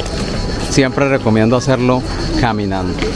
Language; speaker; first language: Spanish; native; Spanish